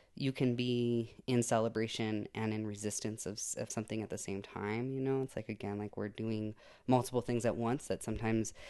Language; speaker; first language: English; native; English